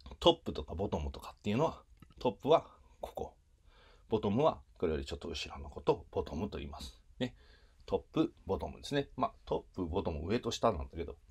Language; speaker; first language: Japanese; native; Japanese